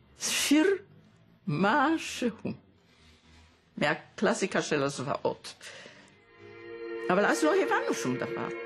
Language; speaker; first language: Hebrew; early bilingual, other home language; Polish